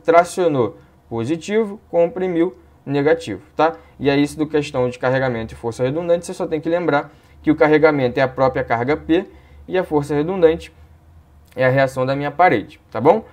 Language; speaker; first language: Portuguese; native; Portuguese